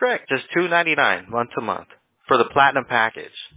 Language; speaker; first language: English; native; English